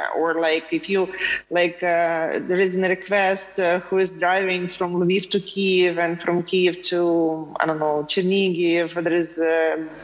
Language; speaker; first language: English; non-native, fluent; Ukrainian